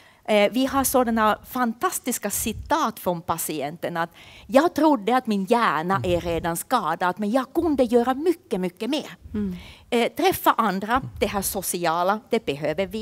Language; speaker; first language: Swedish; non-native, fluent; Finnish